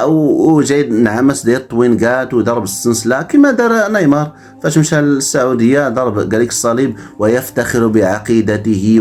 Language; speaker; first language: Arabic; native; Arabic